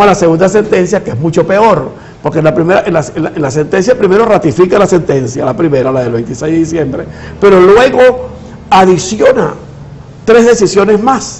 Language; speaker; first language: Spanish; native; Spanish